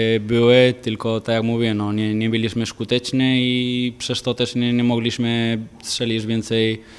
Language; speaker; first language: Polish; non-native, fluent; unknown